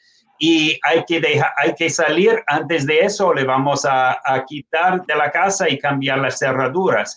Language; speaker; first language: Spanish; non-native, fluent; English